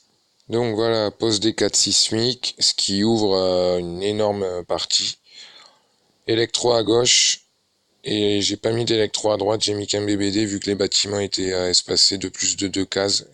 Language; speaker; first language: French; native; French